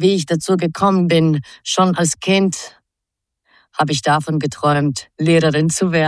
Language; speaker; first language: German; non-native, fluent; Croatian